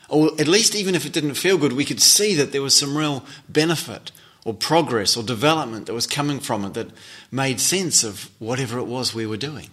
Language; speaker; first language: English; native; English